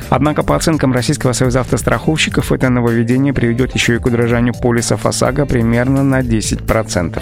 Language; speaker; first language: Russian; native; Russian